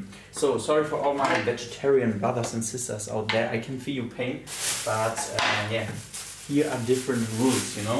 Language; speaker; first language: English; non-native, fluent; German